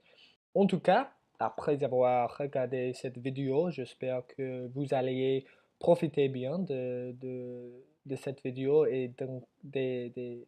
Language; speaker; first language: French; non-native, learner; English